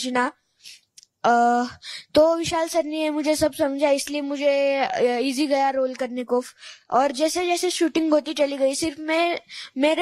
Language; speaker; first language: Hindi; non-native, local second language; Marathi